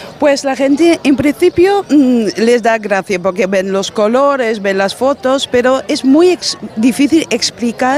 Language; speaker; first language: Spanish; non-native, fluent; Dutch